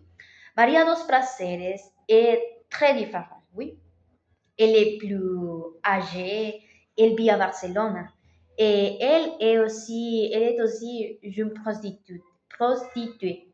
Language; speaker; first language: French; non-native, learner; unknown